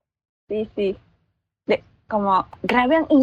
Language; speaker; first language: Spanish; non-native, learner; Filipino